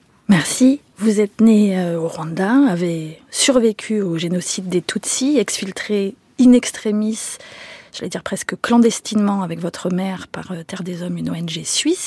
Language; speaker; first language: French; native; French